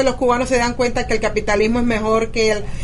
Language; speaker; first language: Spanish; native; Spanish